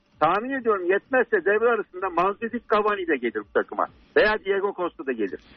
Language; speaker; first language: Turkish; native; Turkish